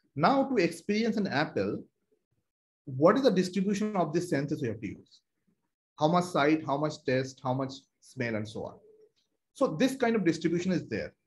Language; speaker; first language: English; non-native, local second language; Bangla